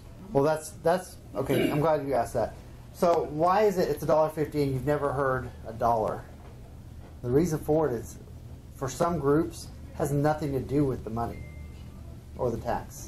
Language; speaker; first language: English; native; English